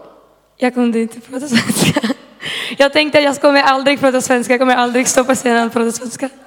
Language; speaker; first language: Swedish; non-native, fluent; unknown